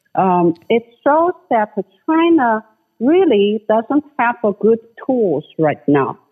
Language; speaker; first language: English; non-native, fluent; Chinese